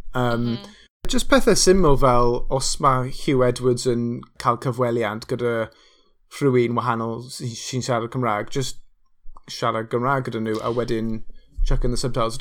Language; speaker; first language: Welsh; non-native, local second language; English